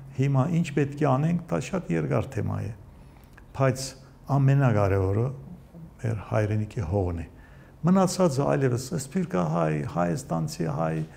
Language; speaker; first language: Armenian; early bilingual, heritage; Armenian